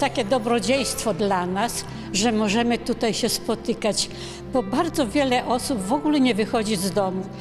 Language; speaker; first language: Polish; native; Polish